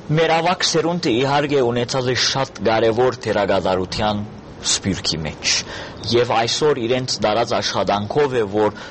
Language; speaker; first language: Armenian; early bilingual, heritage; Armenian